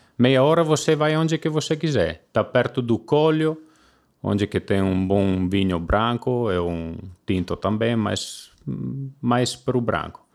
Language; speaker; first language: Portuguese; non-native, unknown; Italian